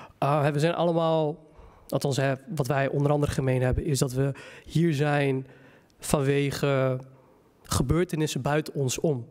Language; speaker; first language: Dutch; early bilingual, other home language; Somali